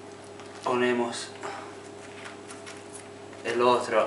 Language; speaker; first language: Spanish; non-native, fluent; Italian